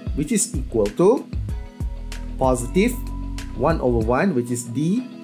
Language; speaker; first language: English; non-native, local second language; Malay